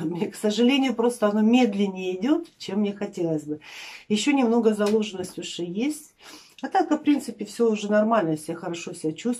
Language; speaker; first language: Russian; native; Russian